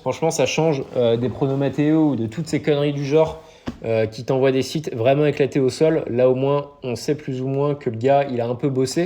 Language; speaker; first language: French; native; French